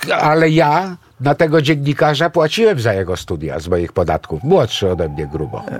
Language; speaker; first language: Polish; early bilingual, other home language; Greek